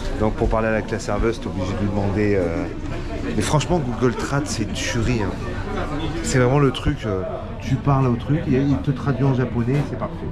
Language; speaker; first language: French; native; French